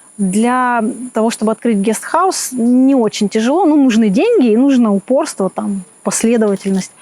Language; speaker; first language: Russian; native; Russian